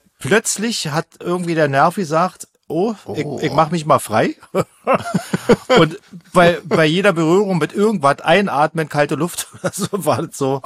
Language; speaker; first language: German; native; German